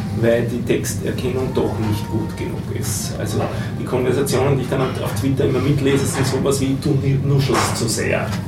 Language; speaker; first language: German; native; German